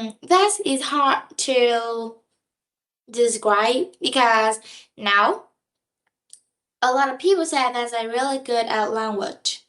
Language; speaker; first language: English; non-native, learner; Vietnamese